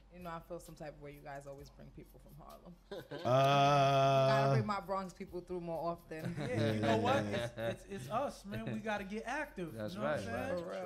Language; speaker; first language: English; native; English